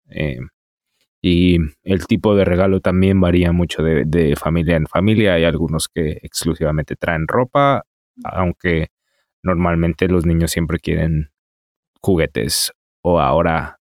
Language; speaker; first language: Spanish; native; Spanish